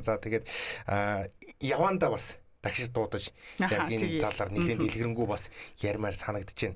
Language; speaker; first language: Mongolian; native; Mongolian